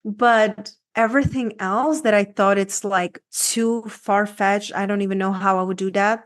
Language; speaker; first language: English; non-native, fluent; Czech